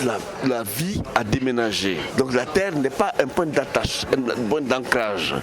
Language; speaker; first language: French; non-native, local second language; Fula